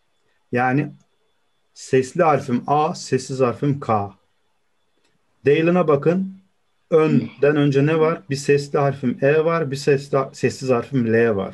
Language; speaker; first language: Turkish; native; Turkish